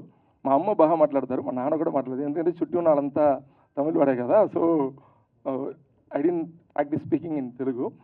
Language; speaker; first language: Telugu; early bilingual, heritage; Telugu